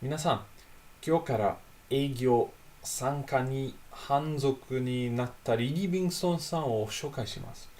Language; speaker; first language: Japanese; non-native, learner; Italian